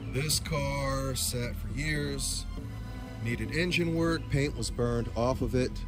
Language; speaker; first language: English; native; English